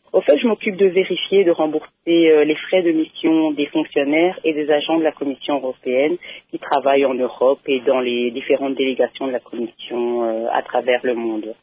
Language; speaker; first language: French; early bilingual, other home language; Lingala